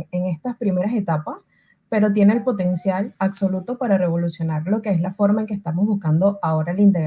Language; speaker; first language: Spanish; native; Spanish